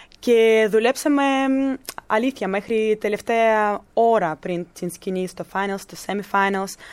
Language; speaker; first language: Greek; non-native, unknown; Ukrainian